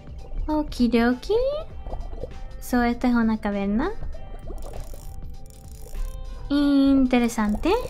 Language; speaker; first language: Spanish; non-native, learner; English